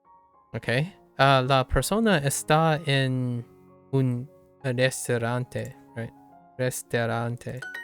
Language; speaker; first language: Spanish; non-native, learner; English